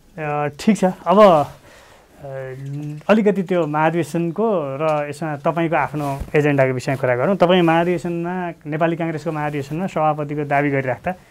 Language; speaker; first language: Nepali; native; Nepali